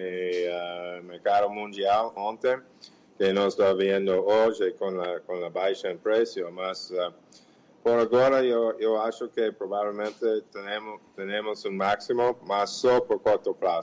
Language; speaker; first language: Portuguese; non-native, fluent; English